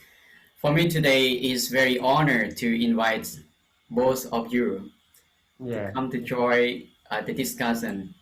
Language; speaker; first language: English; non-native, fluent; Lao